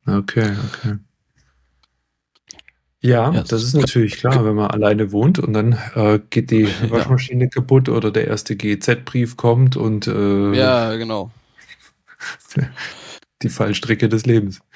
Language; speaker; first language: German; native; German